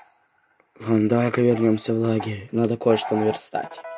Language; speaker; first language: Russian; native; Russian